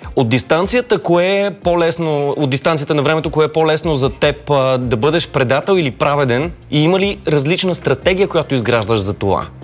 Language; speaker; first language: Bulgarian; native; Bulgarian